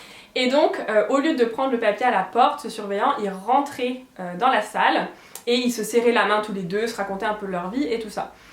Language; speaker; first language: French; native; French